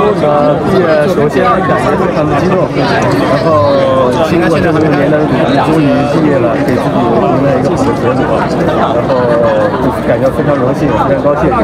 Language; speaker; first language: Chinese; native; Chinese